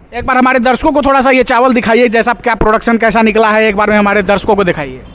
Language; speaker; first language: Hindi; native; Hindi